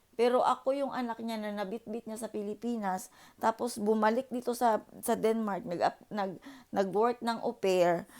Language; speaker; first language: Filipino; early bilingual, heritage; Filipino